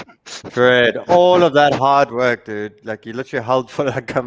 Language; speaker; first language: English; native; English